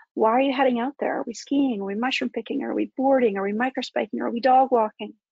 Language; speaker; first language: English; native; English